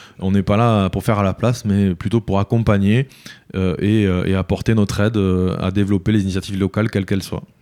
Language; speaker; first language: French; native; French